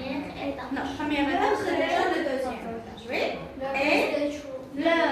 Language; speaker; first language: French; non-native, learner; Armenian